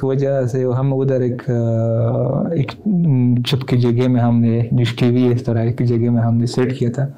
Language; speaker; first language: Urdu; non-native, fluent; Pashto